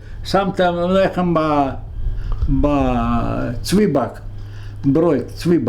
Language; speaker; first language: Hebrew; non-native, fluent; Yiddish